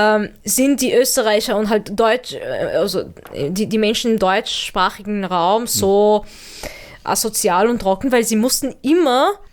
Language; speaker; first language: German; early bilingual, other home language; Arabic